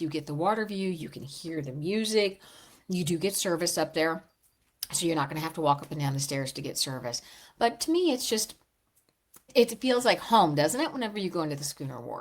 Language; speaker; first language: English; native; English